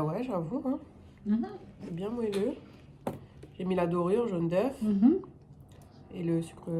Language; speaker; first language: French; native; French